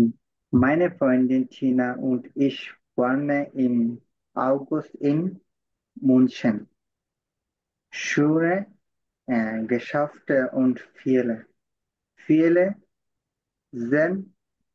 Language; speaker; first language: German; non-native, learner; Bangla